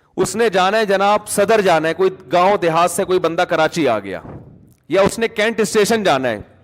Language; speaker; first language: Urdu; native; Urdu